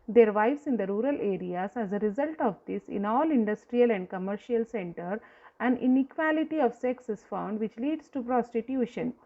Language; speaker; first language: English; non-native, local second language; Kannada